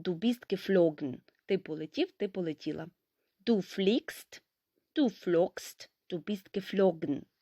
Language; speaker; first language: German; non-native, fluent; Ukrainian